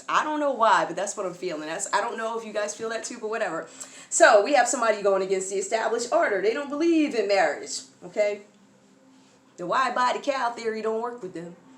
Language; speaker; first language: English; native; English